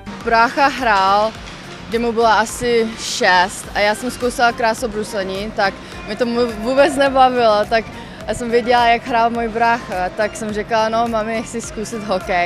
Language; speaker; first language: Czech; non-native, local second language; English